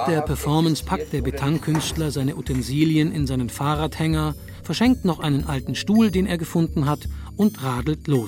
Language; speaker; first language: German; native; German